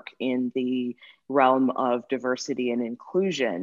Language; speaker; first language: English; native; English